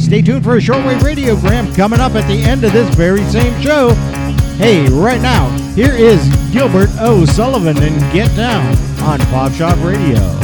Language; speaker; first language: English; native; English